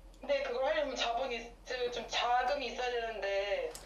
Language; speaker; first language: Korean; native; Korean